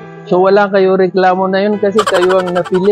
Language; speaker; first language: Filipino; non-native, learner; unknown